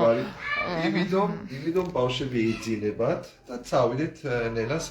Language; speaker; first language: Georgian; early bilingual, heritage; Georgian